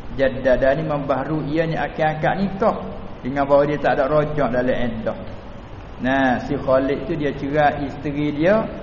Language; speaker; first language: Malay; native; Malay